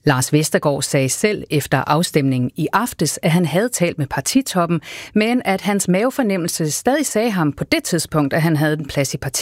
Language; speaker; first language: Danish; native; Danish